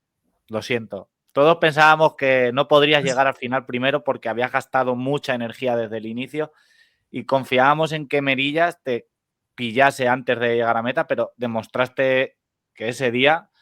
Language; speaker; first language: Spanish; native; Spanish